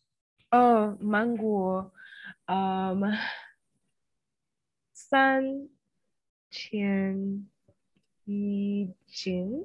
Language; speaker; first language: Chinese; non-native, learner; English